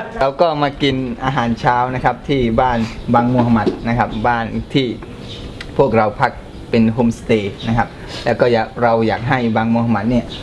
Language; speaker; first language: Thai; native; Thai